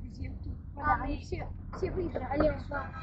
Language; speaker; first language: French; non-native, learner; Russian